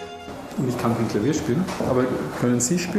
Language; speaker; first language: German; native; German